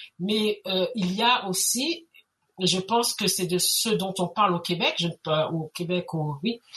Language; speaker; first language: French; native; French